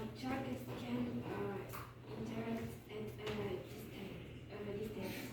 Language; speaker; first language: English; non-native, learner; Russian